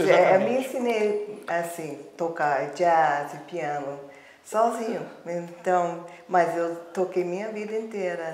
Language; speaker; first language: Portuguese; non-native, fluent; English